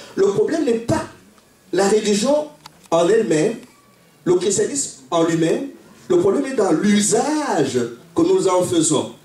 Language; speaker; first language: French; non-native, local second language; Luba-Lulua